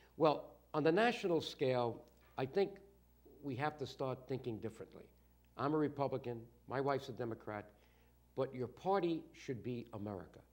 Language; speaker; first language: English; native; English